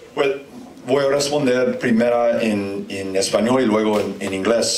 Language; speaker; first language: Spanish; non-native, fluent; English